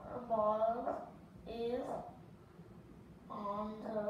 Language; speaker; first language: English; non-native, learner; Vietnamese